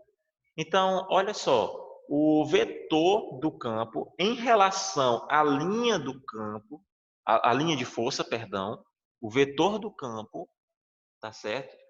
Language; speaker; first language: Portuguese; native; Portuguese